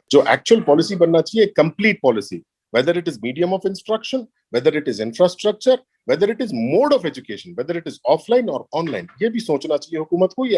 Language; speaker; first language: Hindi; non-native, local second language; Urdu